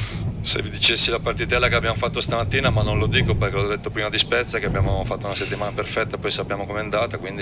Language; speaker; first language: Italian; native; Italian